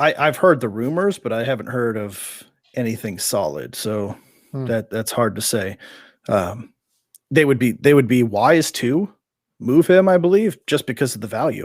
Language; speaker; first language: English; native; English